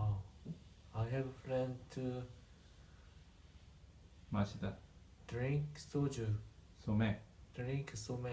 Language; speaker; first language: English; non-native, learner; Korean